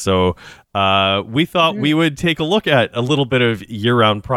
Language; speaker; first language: English; native; English